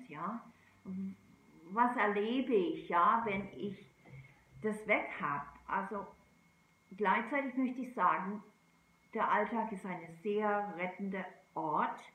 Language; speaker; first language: German; non-native, fluent; English